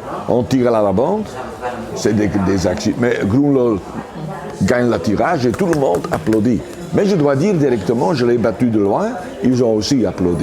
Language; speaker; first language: French; non-native, local second language; Dutch